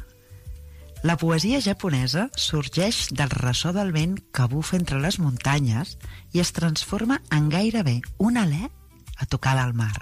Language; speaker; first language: Catalan; native; Catalan